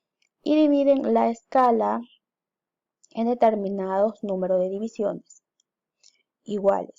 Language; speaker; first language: Spanish; native; Spanish